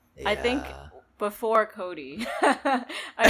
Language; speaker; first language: English; native; English